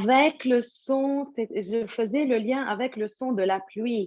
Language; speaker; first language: French; non-native, local second language; Arabic